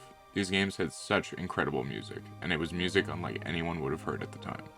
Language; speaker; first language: English; native; English